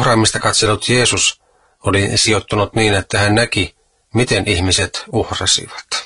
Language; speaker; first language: Finnish; native; Finnish